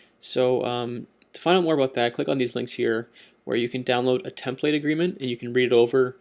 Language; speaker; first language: English; native; English